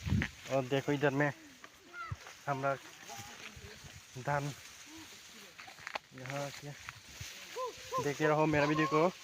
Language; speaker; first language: Hindi; non-native, local second language; Kok Borok